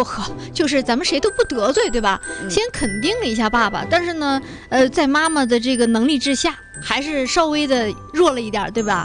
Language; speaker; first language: Chinese; native; Chinese